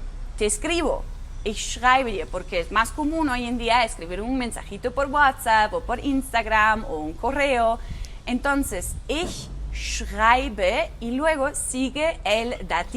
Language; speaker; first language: Spanish; non-native, fluent; German